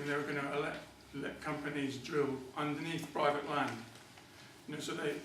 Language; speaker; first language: English; native; English